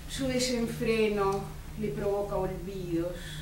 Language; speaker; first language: English; non-native, fluent; Spanish